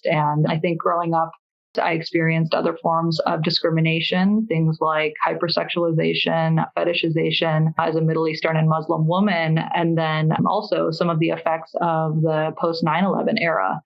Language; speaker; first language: English; early bilingual, other home language; Persian